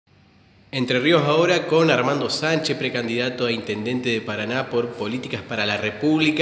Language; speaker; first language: Spanish; native; Spanish